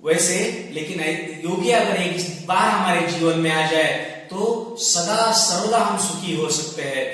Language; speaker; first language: Hindi; non-native, local second language; Marathi